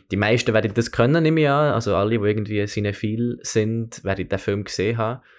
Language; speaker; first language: German; native; German